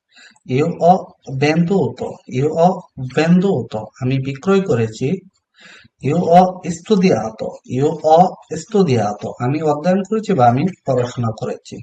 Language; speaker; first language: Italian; non-native, fluent; Bangla